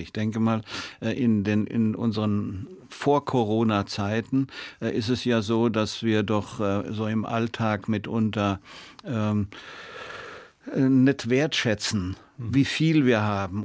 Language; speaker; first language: German; native; German